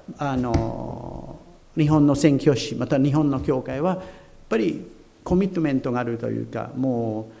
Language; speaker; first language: Japanese; non-native, fluent; English